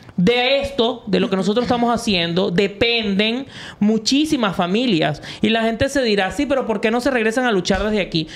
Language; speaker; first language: Spanish; native; Spanish